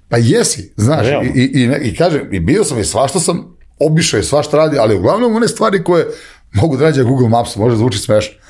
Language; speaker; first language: Serbian; native; Serbian